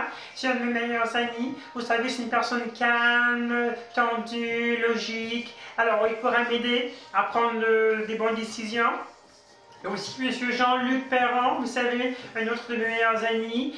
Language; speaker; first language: French; native; French